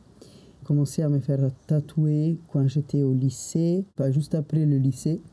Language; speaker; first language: French; non-native, fluent; Italian